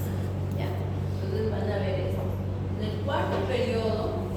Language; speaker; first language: Spanish; native; Spanish